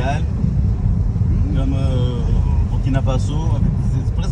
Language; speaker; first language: French; non-native, local second language; Comorian